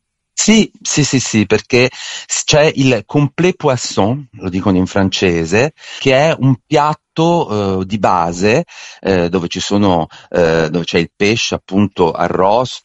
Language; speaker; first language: Italian; native; Italian